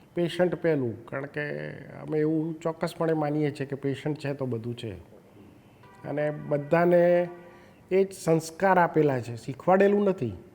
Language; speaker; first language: Gujarati; native; Gujarati